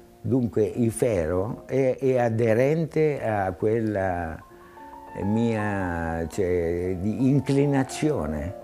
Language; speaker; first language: Italian; non-native, fluent; Greek